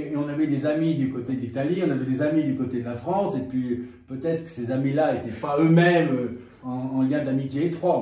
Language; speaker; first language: French; native; French